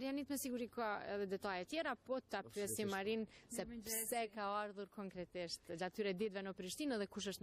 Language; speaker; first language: Albanian; native; Albanian